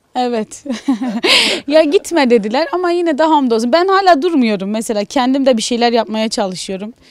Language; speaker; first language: Turkish; native; Turkish